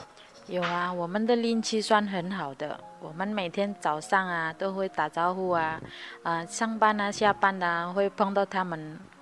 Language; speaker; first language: Chinese; non-native, learner; Indonesian